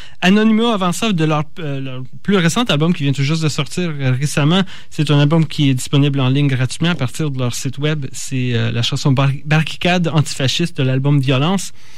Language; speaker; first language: French; native; French